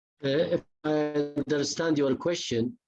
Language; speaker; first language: English; non-native, fluent; Arabic